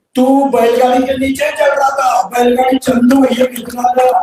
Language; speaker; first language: Hindi; non-native, local second language; Marathi